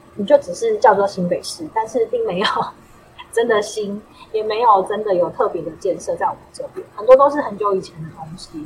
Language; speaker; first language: Chinese; native; Chinese